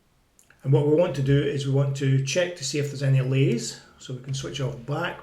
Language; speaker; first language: English; native; English